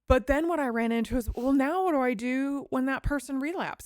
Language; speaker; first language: English; native; English